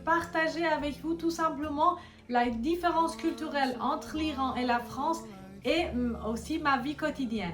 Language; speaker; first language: French; non-native, fluent; Persian